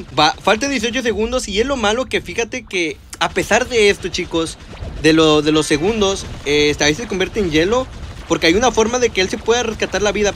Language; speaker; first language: Spanish; native; Spanish